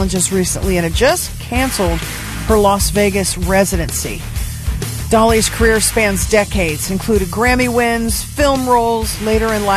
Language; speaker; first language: English; native; English